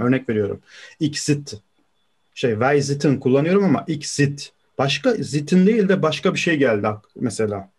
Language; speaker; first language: Turkish; native; Turkish